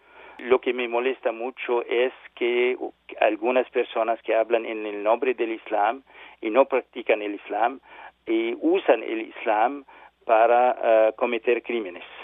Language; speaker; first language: Spanish; non-native, learner; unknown